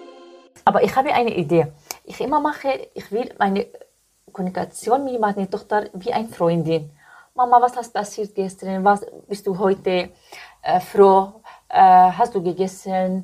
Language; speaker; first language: German; non-native, learner; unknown